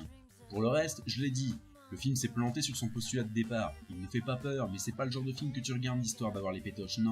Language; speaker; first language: French; native; French